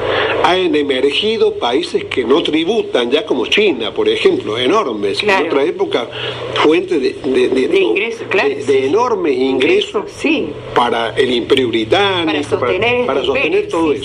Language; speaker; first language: Spanish; native; Spanish